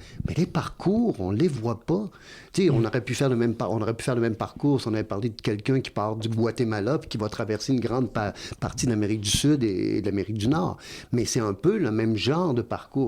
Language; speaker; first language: French; native; French